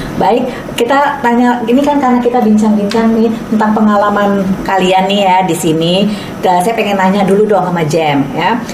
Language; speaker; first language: Indonesian; native; Indonesian